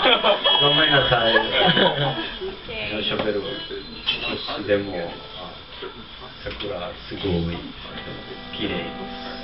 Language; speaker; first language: Japanese; non-native, learner; Spanish